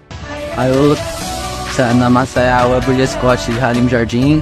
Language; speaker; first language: Indonesian; non-native, learner; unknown